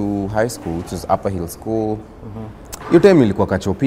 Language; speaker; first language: English; non-native, local second language; Swahili